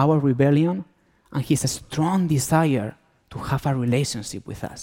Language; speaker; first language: English; non-native, fluent; Spanish